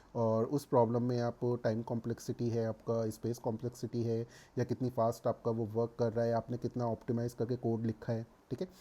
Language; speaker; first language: Hindi; native; Hindi